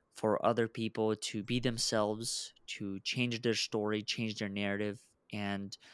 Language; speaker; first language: English; early bilingual, other home language; Russian